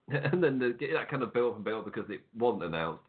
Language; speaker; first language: English; native; English